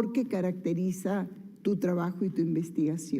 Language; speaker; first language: Spanish; native; Spanish